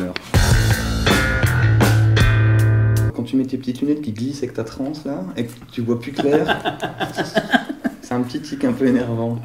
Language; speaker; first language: French; native; French